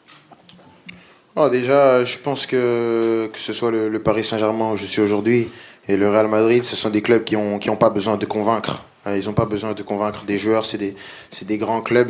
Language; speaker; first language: French; native; French